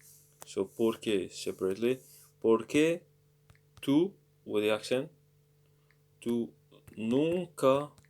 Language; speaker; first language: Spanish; non-native, learner; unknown